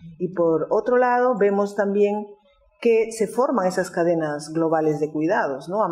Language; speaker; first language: Spanish; native; Spanish